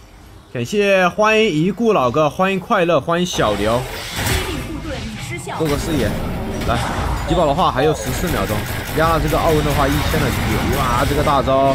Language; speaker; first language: Chinese; native; Chinese